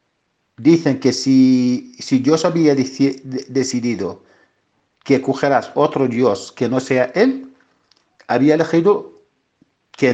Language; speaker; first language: Spanish; non-native, fluent; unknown